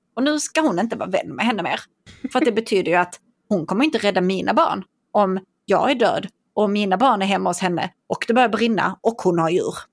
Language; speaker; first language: Swedish; native; Swedish